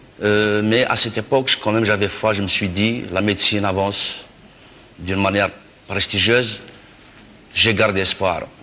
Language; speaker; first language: French; non-native, local second language; Kabyle